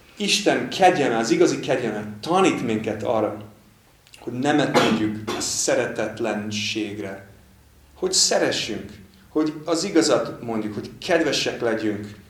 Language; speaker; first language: Hungarian; non-native, fluent; English